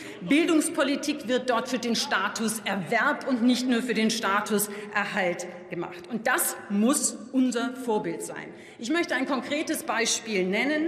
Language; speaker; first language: German; native; German